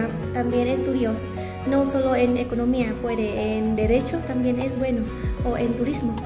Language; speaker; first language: Spanish; non-native, learner; Vietnamese